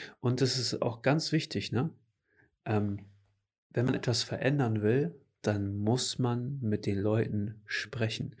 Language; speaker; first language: German; early bilingual, other home language; Portuguese